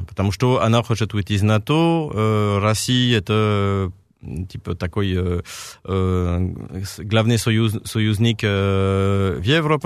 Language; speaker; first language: Russian; non-native, fluent; French